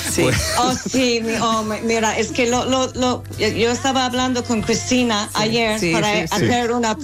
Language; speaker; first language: Spanish; non-native, fluent; English